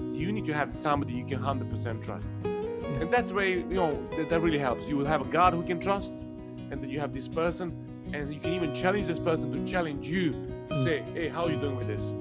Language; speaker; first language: English; non-native, fluent; Serbian